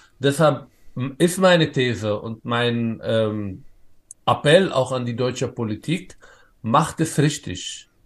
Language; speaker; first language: German; non-native, fluent; Arabic